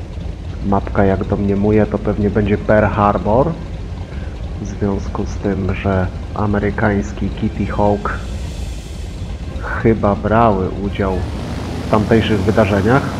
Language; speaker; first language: Polish; native; Polish